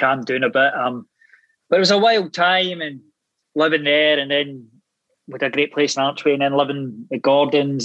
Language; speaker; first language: English; native; English